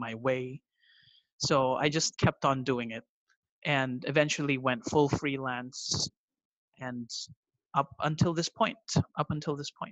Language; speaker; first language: English; non-native, local second language; Filipino